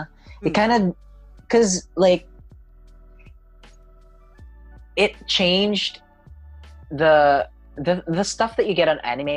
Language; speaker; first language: English; non-native, local second language; Cebuano